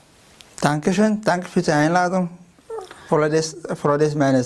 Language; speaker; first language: German; non-native, fluent; Chinese